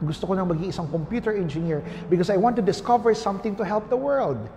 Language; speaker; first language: English; non-native, local second language; Filipino